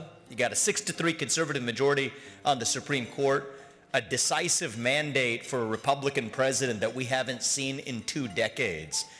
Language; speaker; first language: English; native; English